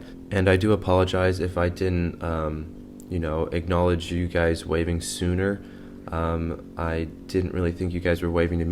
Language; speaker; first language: English; native; English